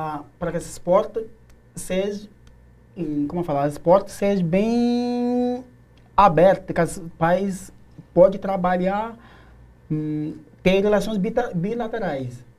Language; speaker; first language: Portuguese; non-native, learner; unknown